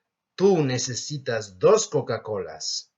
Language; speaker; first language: Spanish; non-native, fluent; English